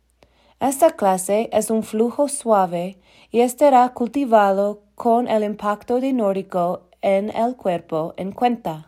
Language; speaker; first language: Spanish; non-native, learner; English